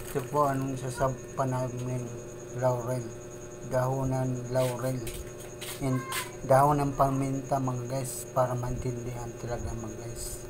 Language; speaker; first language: Filipino; non-native, local second language; Cebuano